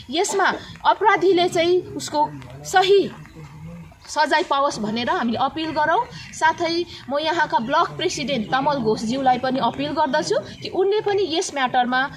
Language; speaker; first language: Nepali; native; Nepali